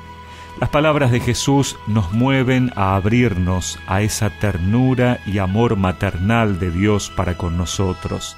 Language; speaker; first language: Spanish; native; Spanish